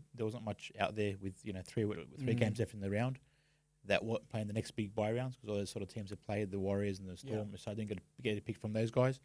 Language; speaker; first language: English; native; English